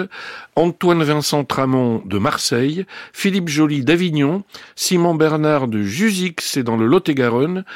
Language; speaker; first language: French; native; French